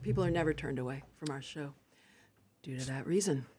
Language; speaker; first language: English; early bilingual, other home language; French